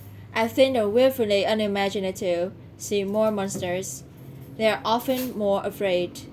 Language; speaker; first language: English; non-native, learner; Vietnamese